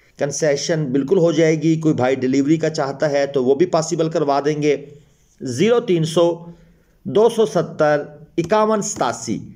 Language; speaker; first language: Urdu; non-native, local second language; Punjabi